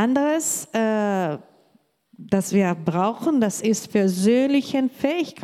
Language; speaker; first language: German; non-native, learner; Portuguese